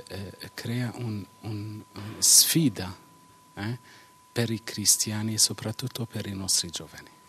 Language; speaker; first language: Italian; non-native, fluent; Arabic